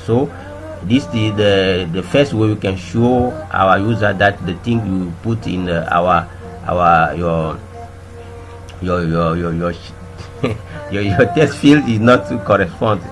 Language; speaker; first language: English; non-native, learner; French